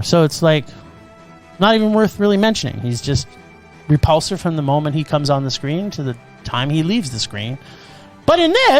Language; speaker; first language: English; native; English